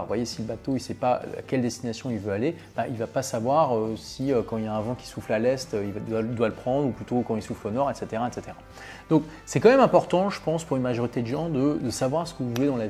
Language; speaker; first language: French; native; French